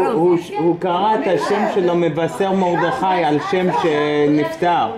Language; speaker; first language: Hebrew; early bilingual, heritage; Hebrew